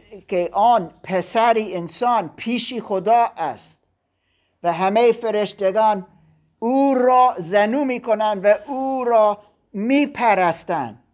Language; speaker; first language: Persian; non-native, learner; German